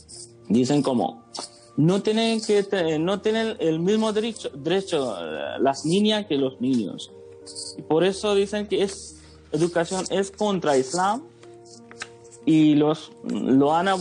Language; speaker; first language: Spanish; non-native, fluent; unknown